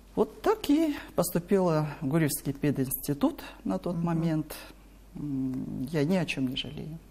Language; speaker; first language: Russian; non-native, local second language; Korean